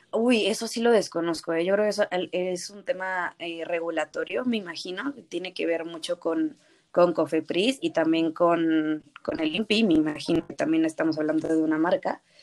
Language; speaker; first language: Spanish; native; Spanish